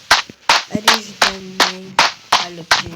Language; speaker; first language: French; native; French